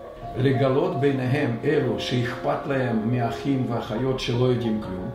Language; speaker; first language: Hebrew; non-native, fluent; Russian